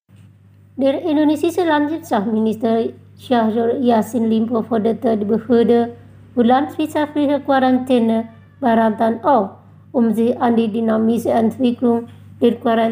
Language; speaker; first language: German; non-native, fluent; Indonesian